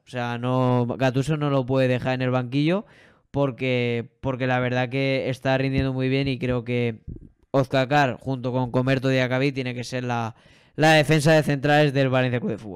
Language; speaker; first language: Spanish; native; Spanish